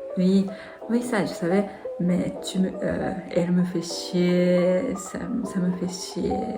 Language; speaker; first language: French; non-native, fluent; Japanese